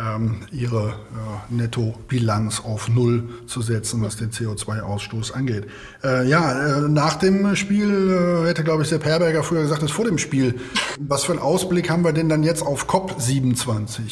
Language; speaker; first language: German; native; German